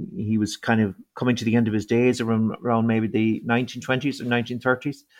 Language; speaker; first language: English; native; English